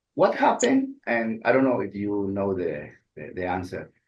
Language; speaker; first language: English; non-native, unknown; Spanish